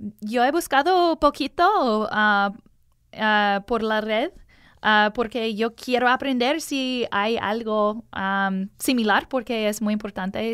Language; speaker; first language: Spanish; non-native, learner; English